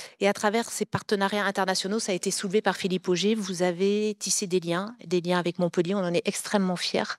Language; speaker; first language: French; native; French